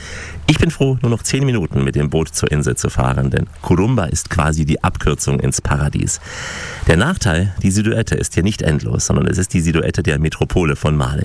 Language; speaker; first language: German; native; German